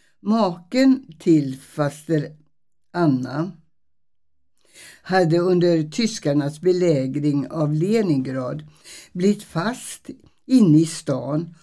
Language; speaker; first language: Swedish; early bilingual, other home language; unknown